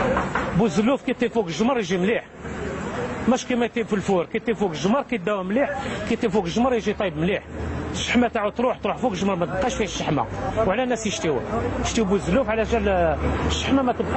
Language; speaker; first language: Arabic; native; Arabic